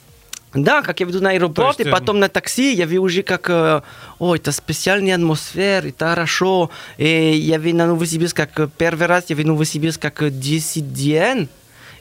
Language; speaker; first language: Russian; non-native, learner; French